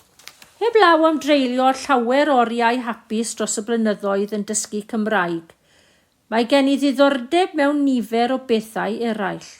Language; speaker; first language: Welsh; non-native, local second language; English